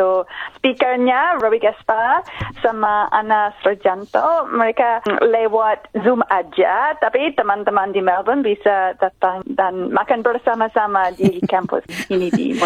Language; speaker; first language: Indonesian; non-native, fluent; English